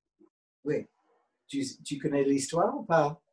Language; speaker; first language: French; non-native, fluent; English